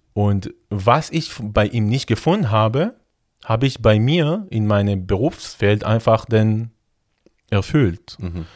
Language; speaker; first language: German; non-native, fluent; Hebrew